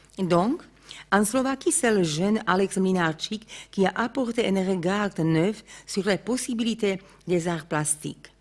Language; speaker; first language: French; non-native, fluent; Slovak